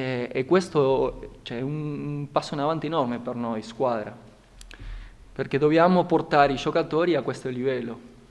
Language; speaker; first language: Italian; non-native, fluent; Spanish